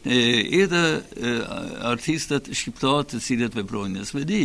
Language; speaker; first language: Albanian; non-native, fluent; Swedish